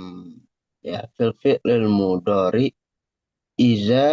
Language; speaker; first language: Arabic; non-native, learner; Indonesian